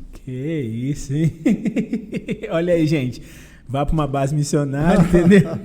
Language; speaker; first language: Portuguese; native; Portuguese